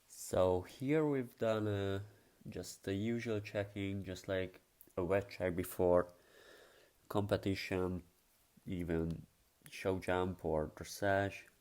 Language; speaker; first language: English; non-native, fluent; Hungarian